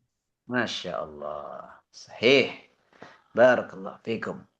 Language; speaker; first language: Arabic; non-native, fluent; Indonesian